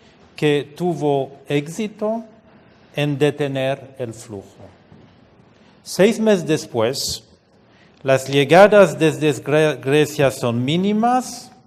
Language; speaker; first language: Spanish; non-native, fluent; French